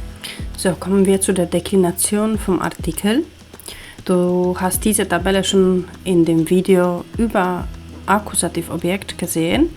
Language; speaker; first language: German; non-native, fluent; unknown